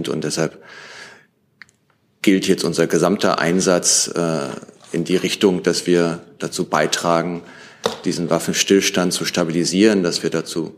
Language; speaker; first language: German; native; German